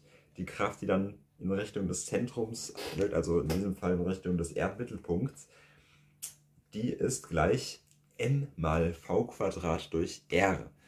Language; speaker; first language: German; native; German